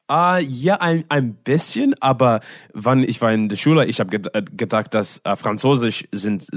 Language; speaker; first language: German; non-native, learner; English